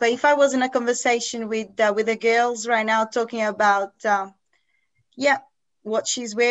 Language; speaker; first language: English; non-native, fluent; Italian